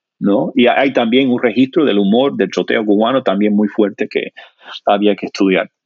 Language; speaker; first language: Spanish; non-native, fluent; English